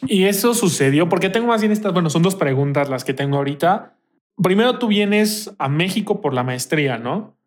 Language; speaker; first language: Spanish; native; Spanish